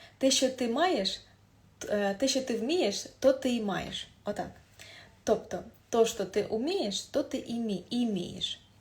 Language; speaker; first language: Ukrainian; non-native, local second language; Russian